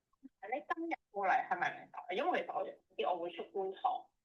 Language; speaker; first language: Cantonese; native; Cantonese